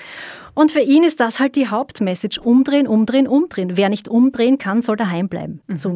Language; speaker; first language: German; native; German